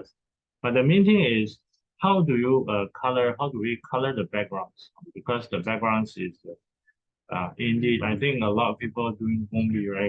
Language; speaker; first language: English; non-native, fluent; Chinese